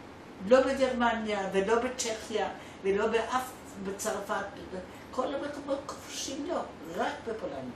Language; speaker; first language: Hebrew; non-native, fluent; Polish